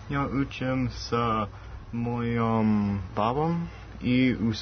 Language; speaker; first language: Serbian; non-native, learner; English